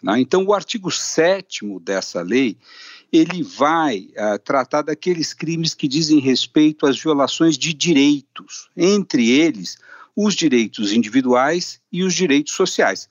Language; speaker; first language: Portuguese; native; Portuguese